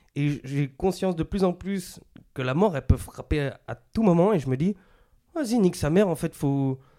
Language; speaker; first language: French; native; French